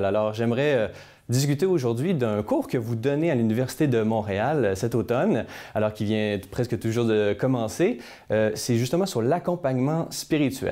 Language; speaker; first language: French; native; French